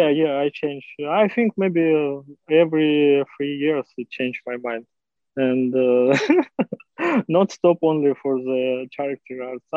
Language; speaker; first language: English; non-native, learner; Russian